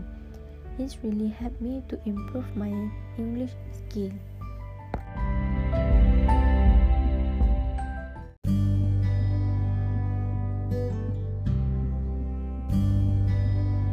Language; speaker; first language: English; non-native, local second language; Malay